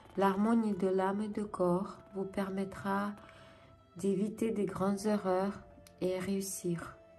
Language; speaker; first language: French; non-native, fluent; Ukrainian